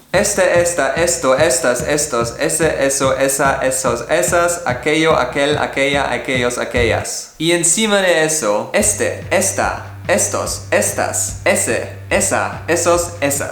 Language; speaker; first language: Spanish; non-native, fluent; German